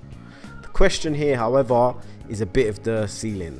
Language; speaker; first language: English; native; English